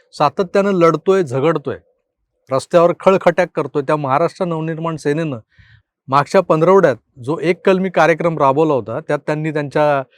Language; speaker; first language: Marathi; native; Marathi